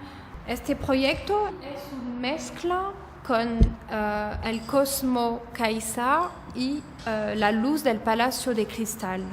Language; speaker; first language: Spanish; non-native, fluent; French